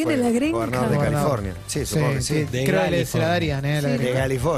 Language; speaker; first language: Spanish; native; Spanish